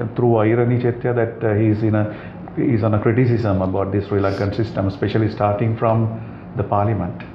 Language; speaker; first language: English; non-native, local second language; Sinhala